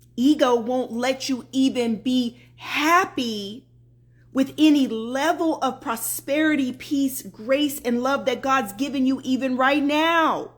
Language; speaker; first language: English; native; English